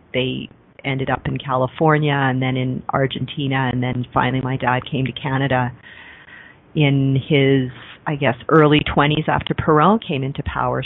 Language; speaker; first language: English; native; English